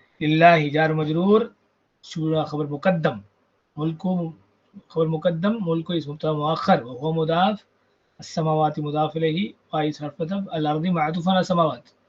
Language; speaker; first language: Arabic; non-native, fluent; Tamil